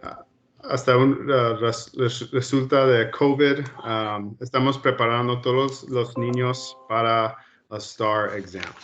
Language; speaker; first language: Spanish; early bilingual, heritage; Spanish